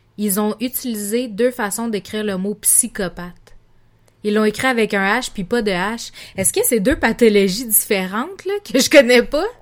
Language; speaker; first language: French; native; French